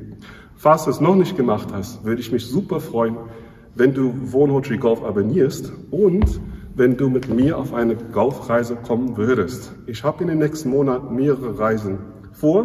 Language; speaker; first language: German; non-native, fluent; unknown